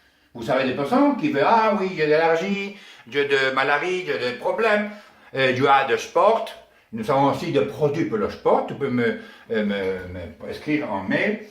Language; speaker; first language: French; non-native, learner; Spanish